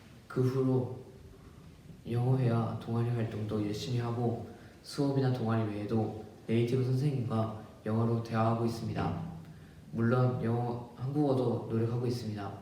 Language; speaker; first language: Korean; early bilingual, other home language; Japanese